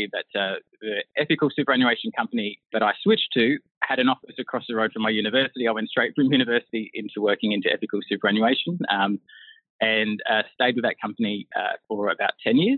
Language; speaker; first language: English; native; English